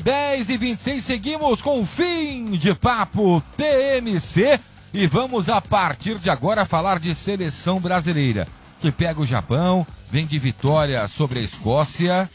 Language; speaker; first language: Portuguese; native; Portuguese